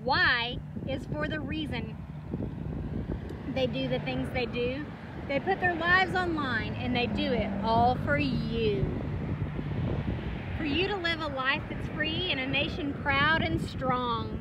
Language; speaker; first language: English; native; English